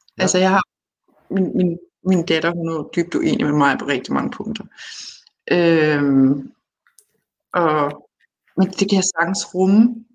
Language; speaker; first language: Danish; early bilingual, other home language; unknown